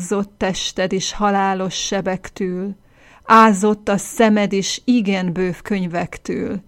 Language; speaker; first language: Hungarian; native; Hungarian